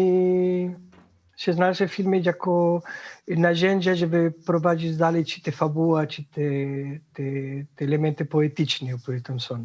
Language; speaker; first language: Polish; non-native, fluent; Spanish